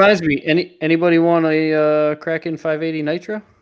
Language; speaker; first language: English; native; English